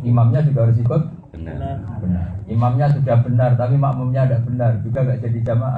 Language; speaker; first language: Indonesian; native; Indonesian